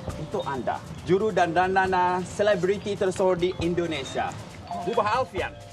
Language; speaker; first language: Malay; native; Malay